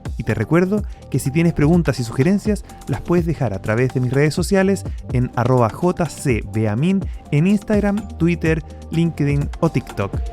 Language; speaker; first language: Spanish; native; Spanish